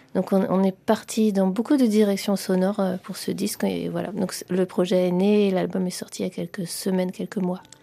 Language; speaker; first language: French; native; French